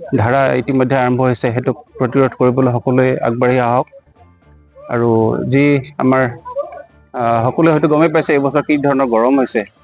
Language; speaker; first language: Assamese; native; Assamese